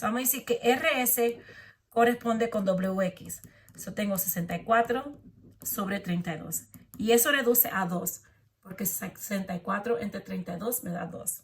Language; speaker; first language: Spanish; early bilingual, heritage; Spanish